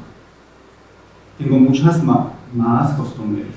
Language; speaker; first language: Spanish; non-native, fluent; Chinese